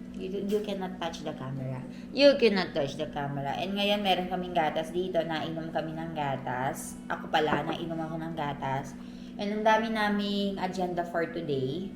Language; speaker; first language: Filipino; non-native, local second language; Cebuano